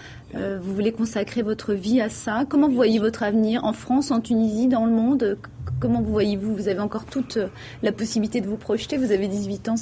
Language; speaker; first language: French; native; French